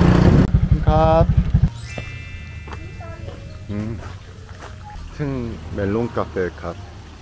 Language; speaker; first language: Thai; non-native, learner; Korean